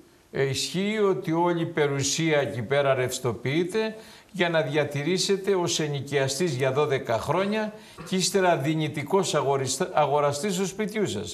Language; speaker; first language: Greek; native; Greek